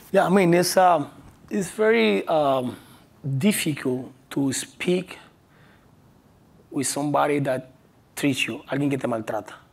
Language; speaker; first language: English; non-native, learner; Spanish